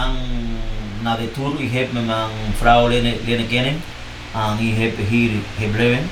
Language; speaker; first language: Dutch; non-native, learner; Spanish